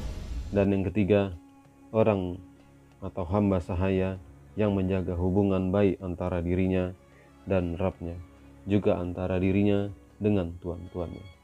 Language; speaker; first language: Indonesian; native; Indonesian